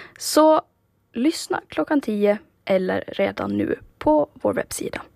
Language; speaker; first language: Swedish; native; Swedish